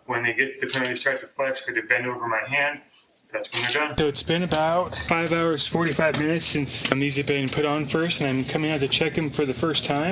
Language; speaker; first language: English; native; English